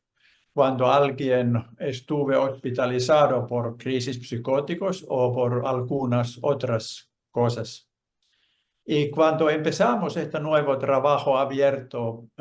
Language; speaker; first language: Spanish; non-native, fluent; Finnish